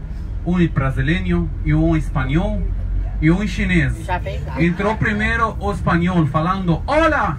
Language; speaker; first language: Portuguese; non-native, learner; Arabic